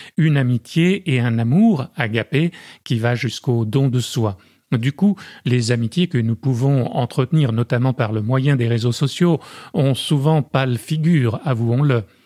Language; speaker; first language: French; native; French